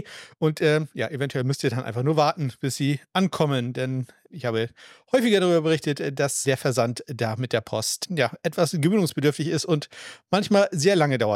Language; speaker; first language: German; native; German